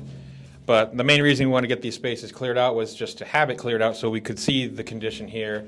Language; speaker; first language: English; native; English